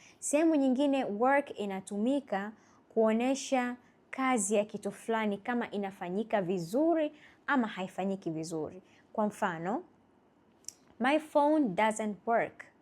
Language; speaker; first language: Swahili; native; Swahili